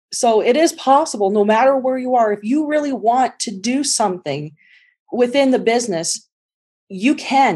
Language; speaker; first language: English; native; English